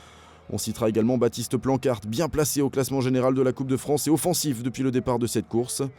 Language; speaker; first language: French; native; French